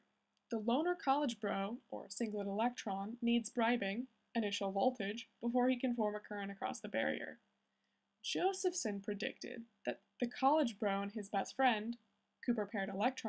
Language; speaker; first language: English; native; English